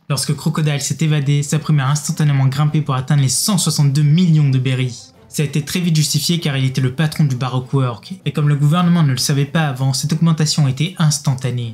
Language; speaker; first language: French; native; French